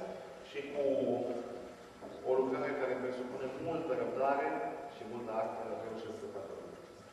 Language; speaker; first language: Romanian; native; Romanian